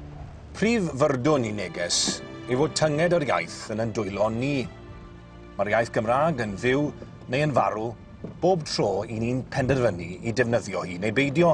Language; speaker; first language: Welsh; native; Welsh